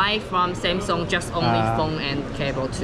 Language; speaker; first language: English; non-native, learner; Chinese